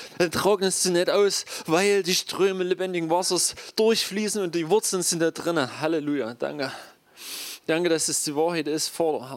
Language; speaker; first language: German; native; German